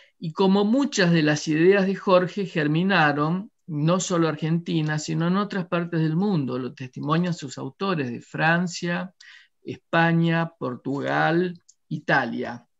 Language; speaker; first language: Spanish; native; Spanish